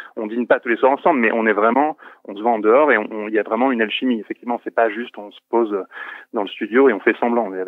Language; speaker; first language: French; native; French